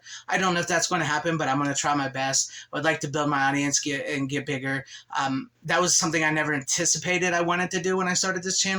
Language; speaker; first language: English; native; English